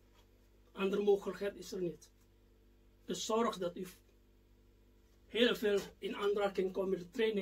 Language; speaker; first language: Dutch; non-native, fluent; Indonesian